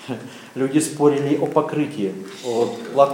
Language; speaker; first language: Czech; non-native, learner; Russian